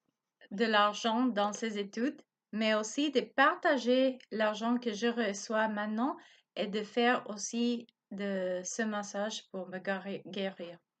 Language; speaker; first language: French; non-native, learner; Spanish